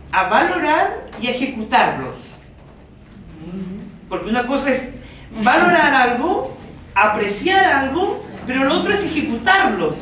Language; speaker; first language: Spanish; native; Spanish